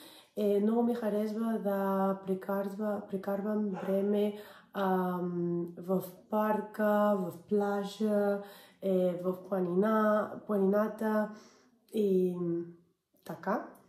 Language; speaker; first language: Bulgarian; non-native, learner; English